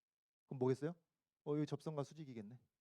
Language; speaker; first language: Korean; native; Korean